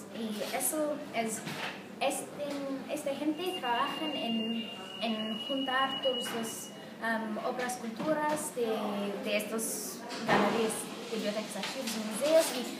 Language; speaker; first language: Spanish; non-native, fluent; English